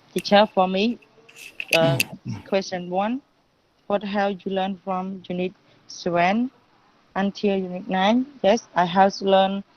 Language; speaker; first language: English; non-native, learner; Khmer